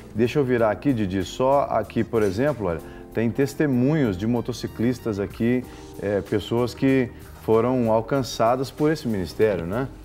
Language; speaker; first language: Portuguese; native; Portuguese